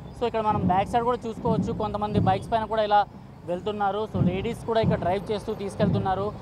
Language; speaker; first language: Telugu; native; Telugu